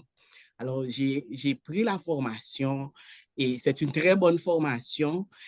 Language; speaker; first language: French; non-native, local second language; Haitian Creole